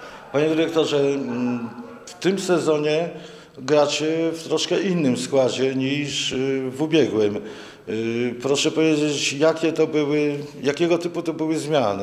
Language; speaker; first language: Polish; native; Polish